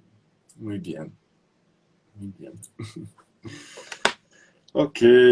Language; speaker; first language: Spanish; non-native, fluent; Portuguese